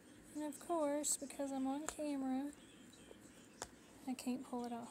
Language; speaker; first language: English; native; English